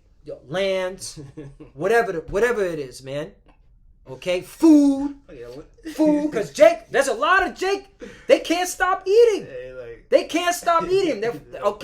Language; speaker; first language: English; native; English